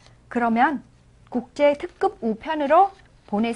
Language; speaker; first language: Korean; non-native, fluent; Vietnamese